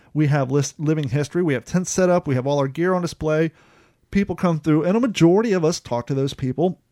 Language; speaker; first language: English; native; English